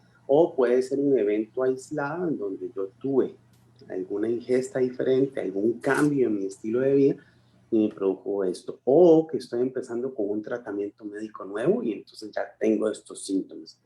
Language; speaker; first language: Spanish; native; Spanish